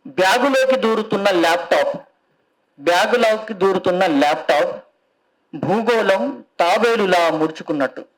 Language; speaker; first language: Telugu; native; Telugu